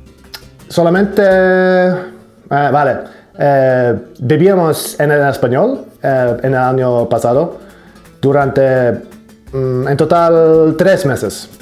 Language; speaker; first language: Spanish; non-native, learner; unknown